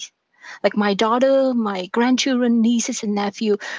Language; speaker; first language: English; non-native, fluent; Vietnamese